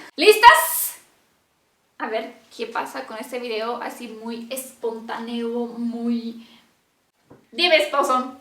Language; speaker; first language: Spanish; non-native, fluent; Romanian